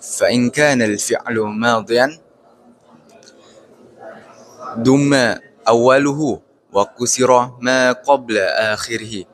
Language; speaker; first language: Arabic; non-native, fluent; Indonesian